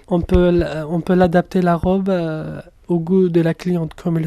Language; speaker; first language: French; non-native, fluent; Kurdish